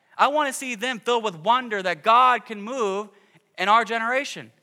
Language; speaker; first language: English; native; English